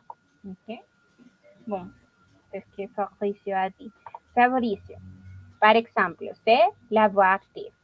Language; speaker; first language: French; non-native, learner; Spanish